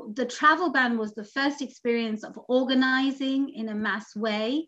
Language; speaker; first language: English; native; English